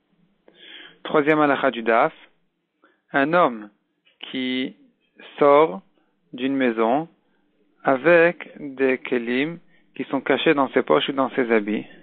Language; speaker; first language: French; native; French